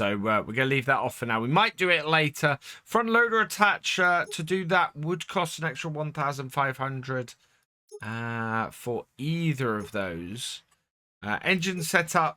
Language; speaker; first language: English; native; English